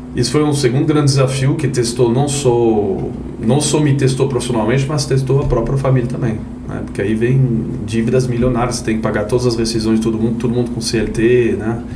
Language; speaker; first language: Portuguese; non-native, fluent; French